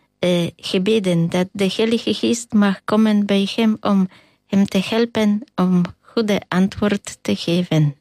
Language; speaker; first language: Dutch; non-native, learner; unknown